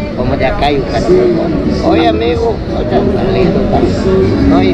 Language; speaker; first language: Spanish; native; Spanish